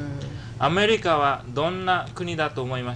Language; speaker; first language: Japanese; early bilingual, heritage; Japanese